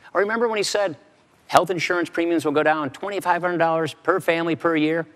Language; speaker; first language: English; native; English